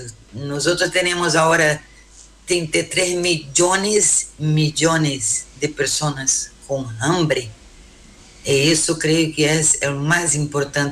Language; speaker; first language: Spanish; non-native, learner; Portuguese